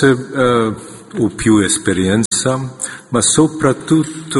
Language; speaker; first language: Italian; non-native, fluent; Korean